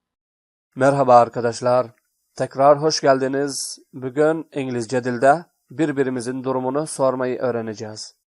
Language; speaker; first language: Turkish; non-native, fluent; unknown